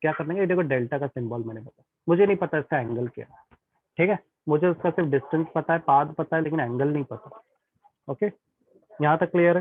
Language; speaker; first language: Hindi; native; Hindi